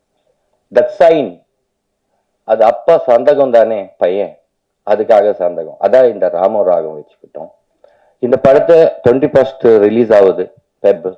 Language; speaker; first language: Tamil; non-native, learner; Telugu